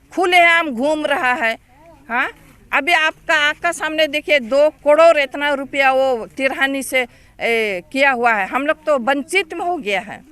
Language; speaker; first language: Hindi; non-native, local second language; Bangla